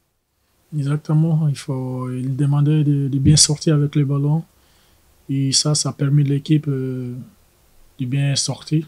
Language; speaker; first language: French; non-native, learner; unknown